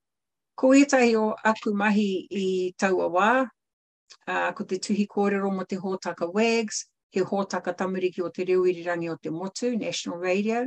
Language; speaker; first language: Māori; non-native, local second language; English